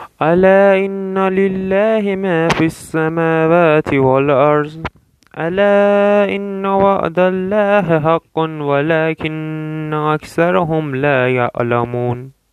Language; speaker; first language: Arabic; non-native, learner; Persian